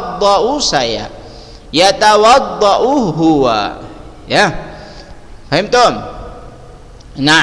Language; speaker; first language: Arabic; non-native, fluent; Indonesian